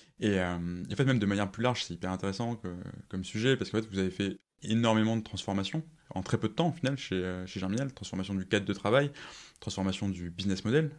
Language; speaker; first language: French; native; French